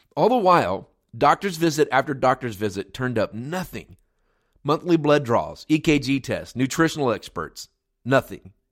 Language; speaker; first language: English; native; English